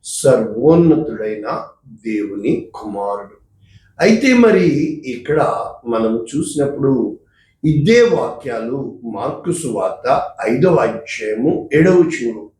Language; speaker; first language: Telugu; native; Telugu